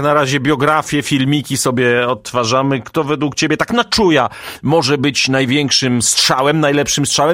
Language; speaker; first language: Polish; native; Polish